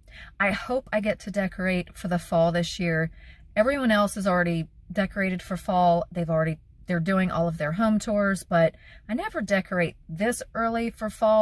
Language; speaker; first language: English; native; English